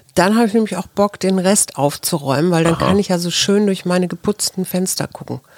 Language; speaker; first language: German; native; German